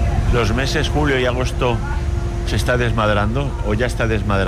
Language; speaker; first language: Spanish; native; Spanish